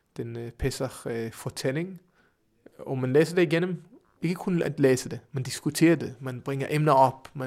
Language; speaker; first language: Danish; non-native, fluent; Hebrew